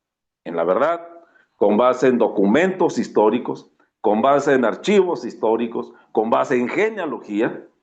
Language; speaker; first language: Spanish; native; Spanish